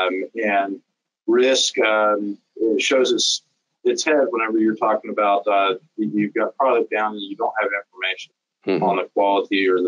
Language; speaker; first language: English; native; English